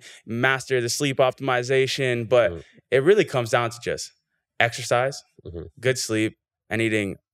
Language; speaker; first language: English; native; English